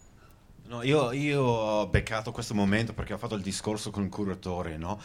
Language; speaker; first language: Italian; early bilingual, heritage; Venetian